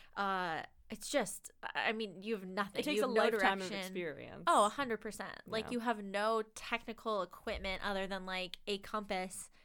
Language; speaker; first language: English; native; English